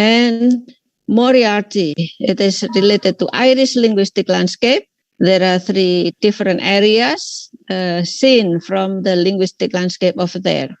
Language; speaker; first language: English; non-native, fluent; Indonesian